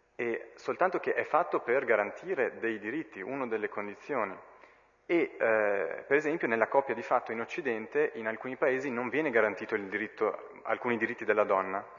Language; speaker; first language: Italian; early bilingual, other home language; Arabic